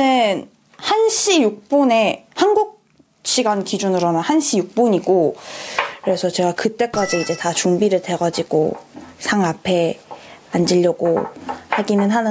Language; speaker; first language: Korean; non-native, fluent; Persian